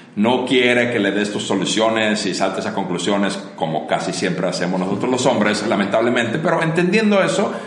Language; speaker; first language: Spanish; non-native, fluent; Finnish